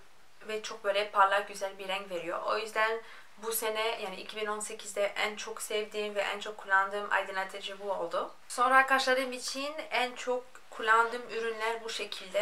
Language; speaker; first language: Turkish; non-native, fluent; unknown